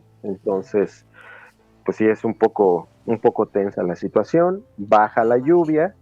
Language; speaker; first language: Spanish; native; Spanish